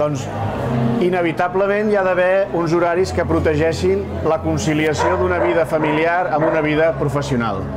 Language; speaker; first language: Catalan; native; Catalan